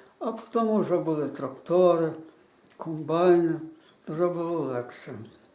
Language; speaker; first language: Ukrainian; native; Ukrainian